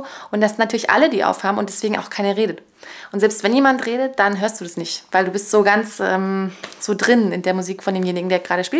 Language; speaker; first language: German; native; German